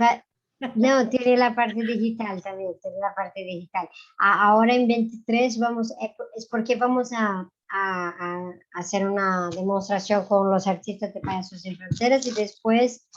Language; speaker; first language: Spanish; non-native, fluent; Portuguese